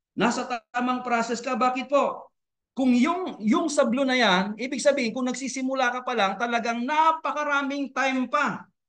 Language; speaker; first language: Filipino; non-native, local second language; Bikol